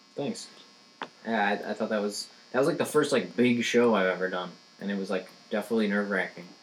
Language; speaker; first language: English; native; English